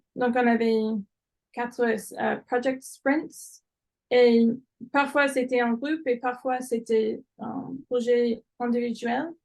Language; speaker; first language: French; non-native, fluent; English